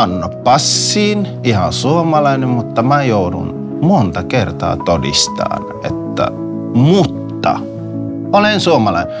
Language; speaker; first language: Finnish; non-native, fluent; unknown